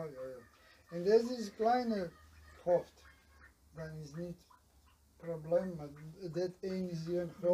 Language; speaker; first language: Dutch; non-native, learner; Serbian